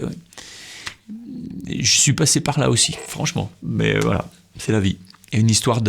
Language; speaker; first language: French; native; French